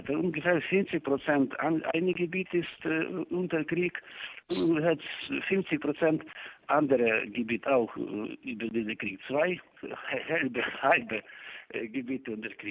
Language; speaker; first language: German; non-native, learner; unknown